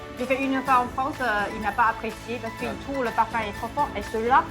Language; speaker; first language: French; non-native, fluent; Chinese